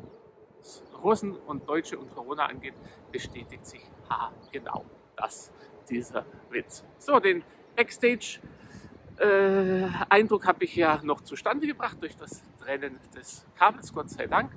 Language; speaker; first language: German; native; German